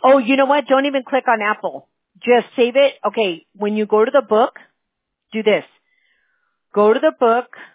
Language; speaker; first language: English; early bilingual, other home language; Spanish